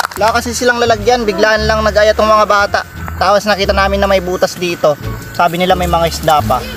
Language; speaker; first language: Filipino; non-native, local second language; Iloko